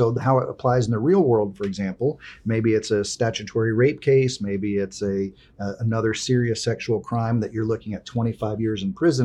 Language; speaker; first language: English; early bilingual, other home language; Spanish